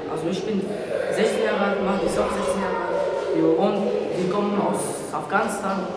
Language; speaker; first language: German; non-native, learner; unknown